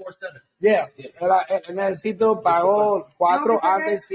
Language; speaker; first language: Spanish; non-native, learner; English